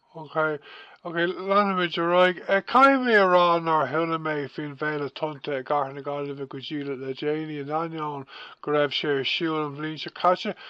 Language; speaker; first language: Irish; non-native, local second language; English